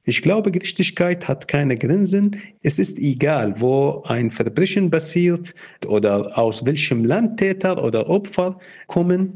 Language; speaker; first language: German; non-native, fluent; Arabic